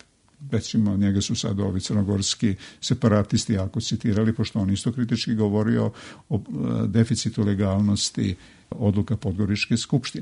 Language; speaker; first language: Serbian; native; Serbian